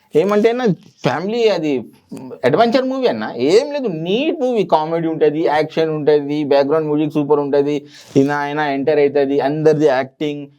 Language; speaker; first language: Telugu; non-native, local second language; Urdu